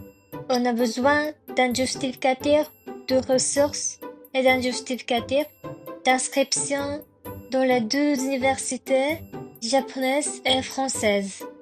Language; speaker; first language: French; non-native, learner; Japanese